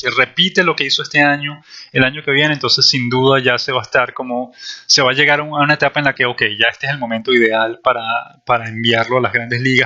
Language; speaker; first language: Spanish; native; Spanish